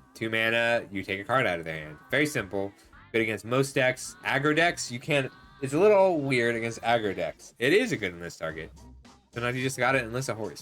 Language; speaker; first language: English; native; English